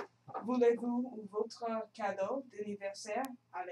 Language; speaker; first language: French; non-native, learner; English